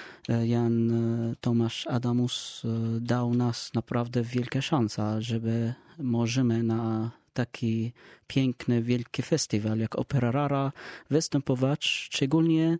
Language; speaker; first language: Polish; non-native, learner; Arabic